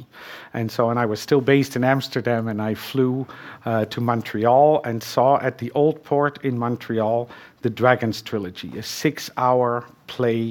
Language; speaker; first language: English; non-native, fluent; Dutch